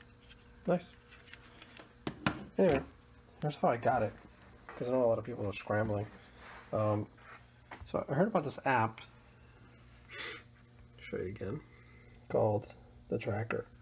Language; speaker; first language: English; native; English